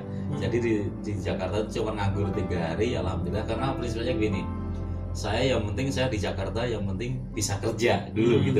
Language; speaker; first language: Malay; non-native, local second language; Javanese